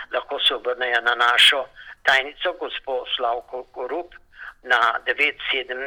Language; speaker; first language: Slovenian; native; Slovenian